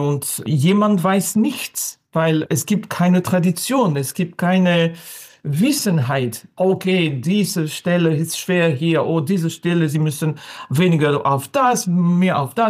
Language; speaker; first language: German; non-native, fluent; French